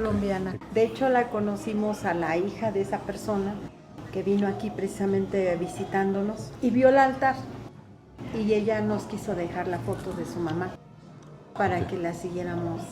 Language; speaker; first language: Spanish; native; Spanish